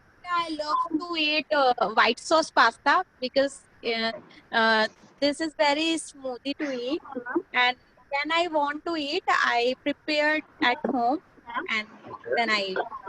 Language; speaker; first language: English; non-native, learner; Hindi